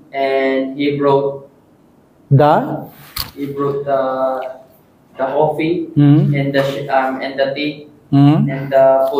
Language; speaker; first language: English; non-native, local second language; Filipino